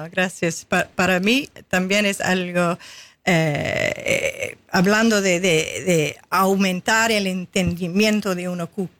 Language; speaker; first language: Spanish; non-native, fluent; English